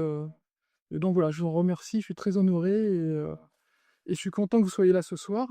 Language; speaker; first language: French; native; French